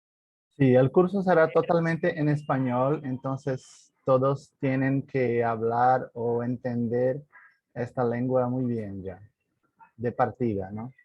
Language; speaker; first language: Spanish; non-native, fluent; Portuguese